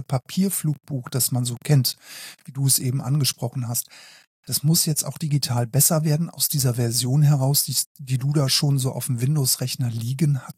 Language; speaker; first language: German; native; German